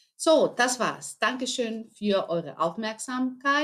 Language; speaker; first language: German; non-native, fluent; Spanish